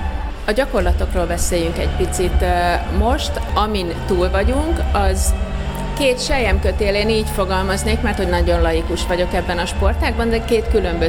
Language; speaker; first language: Hungarian; native; Hungarian